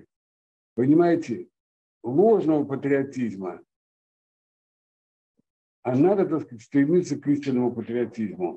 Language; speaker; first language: Russian; native; Russian